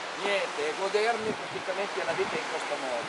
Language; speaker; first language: Italian; native; Italian